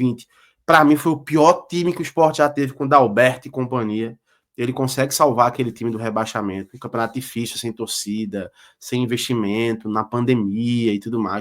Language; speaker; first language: Portuguese; native; Portuguese